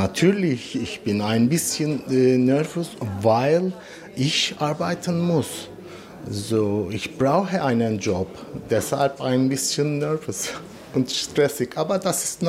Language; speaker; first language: German; non-native, learner; Turkish